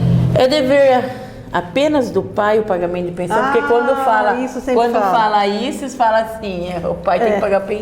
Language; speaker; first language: Portuguese; native; Portuguese